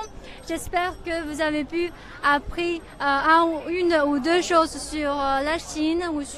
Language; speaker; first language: French; non-native, fluent; Chinese